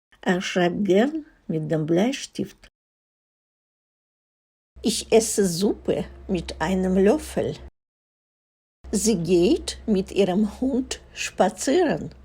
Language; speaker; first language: German; non-native, fluent; Ukrainian